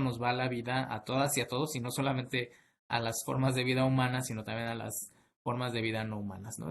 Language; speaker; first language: Spanish; native; Spanish